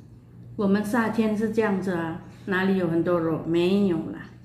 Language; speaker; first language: Chinese; non-native, fluent; Indonesian